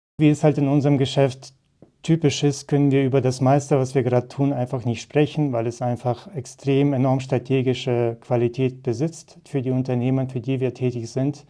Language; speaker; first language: German; early bilingual, other home language; Russian